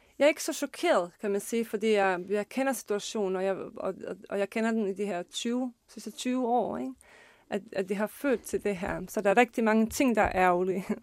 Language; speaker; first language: Danish; non-native, fluent; Bosnian